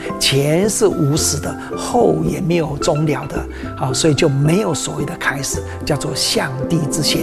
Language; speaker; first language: Chinese; native; Chinese